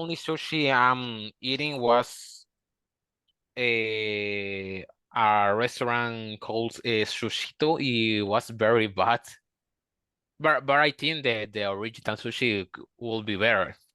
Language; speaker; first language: English; non-native, learner; Spanish